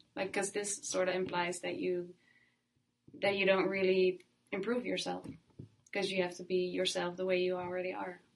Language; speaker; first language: English; non-native, fluent; Dutch